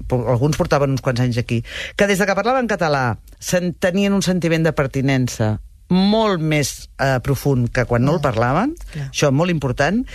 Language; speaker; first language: Catalan; native; Catalan